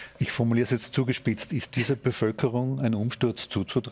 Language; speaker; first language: German; native; German